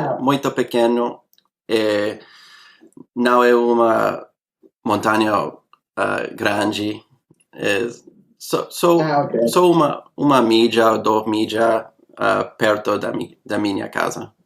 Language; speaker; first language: Portuguese; non-native, learner; English